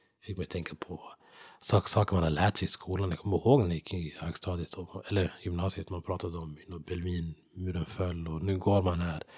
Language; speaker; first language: Swedish; early bilingual, other home language; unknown